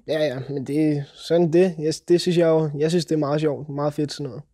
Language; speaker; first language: Danish; native; Danish